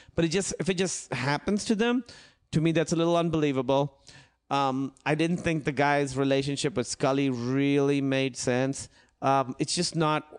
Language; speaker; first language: English; non-native, local second language; Urdu